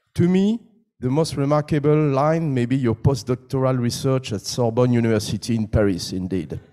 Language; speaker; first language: English; non-native, fluent; French